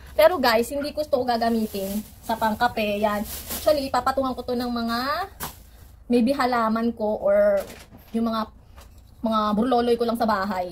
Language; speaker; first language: Filipino; native; Filipino